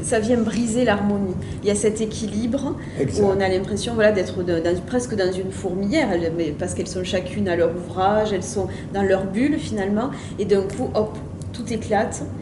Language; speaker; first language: French; native; French